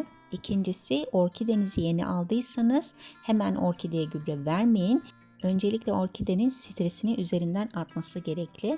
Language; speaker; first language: Turkish; native; Turkish